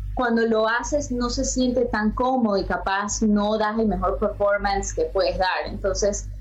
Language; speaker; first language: Spanish; early bilingual, heritage; Spanish